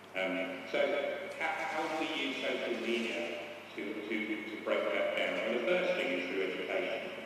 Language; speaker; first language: English; native; English